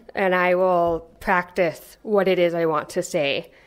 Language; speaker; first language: English; native; English